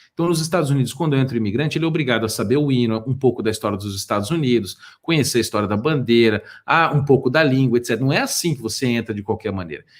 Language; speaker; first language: Portuguese; native; Portuguese